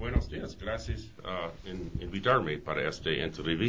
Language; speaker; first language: Spanish; non-native, learner; English